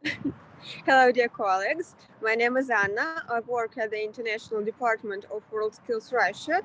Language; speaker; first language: English; non-native, fluent; Russian